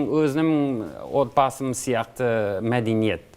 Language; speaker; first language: Kazakh; non-native, learner; English